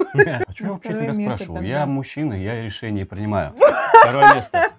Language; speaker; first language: Russian; native; Russian